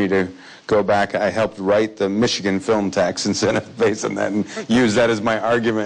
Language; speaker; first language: English; native; English